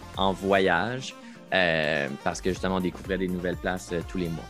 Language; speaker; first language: French; native; French